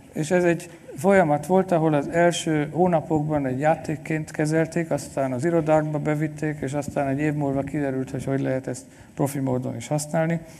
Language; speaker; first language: Hungarian; non-native, fluent; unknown